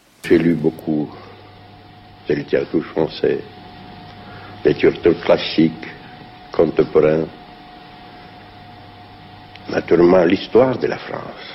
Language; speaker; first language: French; non-native, fluent; Russian